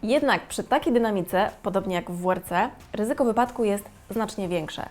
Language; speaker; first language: Polish; native; Polish